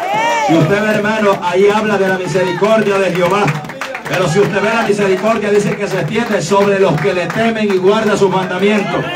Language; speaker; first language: Spanish; native; Spanish